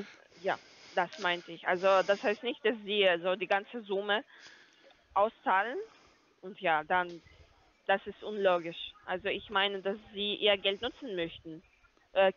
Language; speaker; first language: German; non-native, learner; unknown